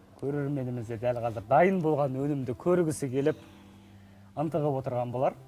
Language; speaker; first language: Kazakh; native; Kazakh